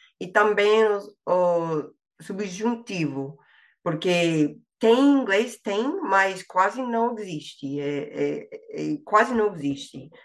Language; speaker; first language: Portuguese; non-native, fluent; English